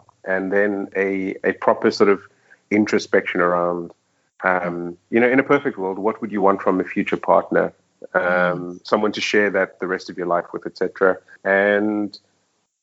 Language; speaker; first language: English; native; English